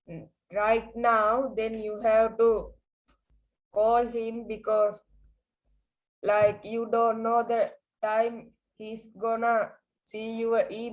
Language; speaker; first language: English; non-native, learner; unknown